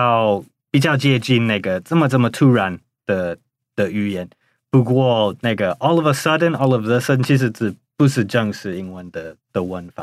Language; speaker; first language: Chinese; non-native, fluent; English